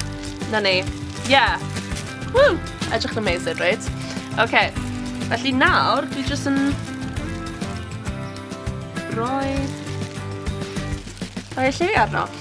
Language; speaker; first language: Welsh; non-native, local second language; English